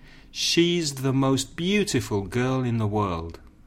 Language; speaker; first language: English; native; English